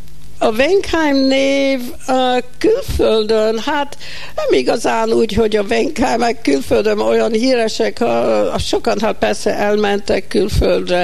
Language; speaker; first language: Hungarian; early bilingual, heritage; Hungarian